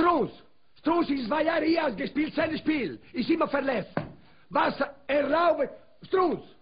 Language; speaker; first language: German; non-native, learner; Italian